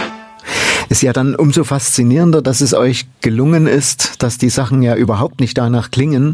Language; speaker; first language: German; native; German